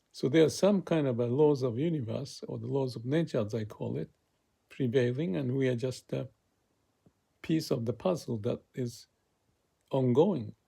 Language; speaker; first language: English; non-native, fluent; Japanese